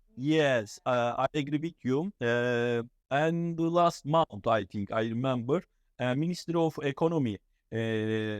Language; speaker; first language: English; non-native, fluent; Turkish